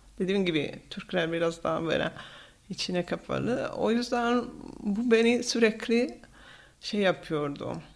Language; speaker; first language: Turkish; non-native, fluent; Italian